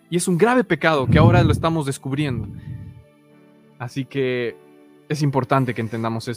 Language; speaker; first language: Spanish; native; Spanish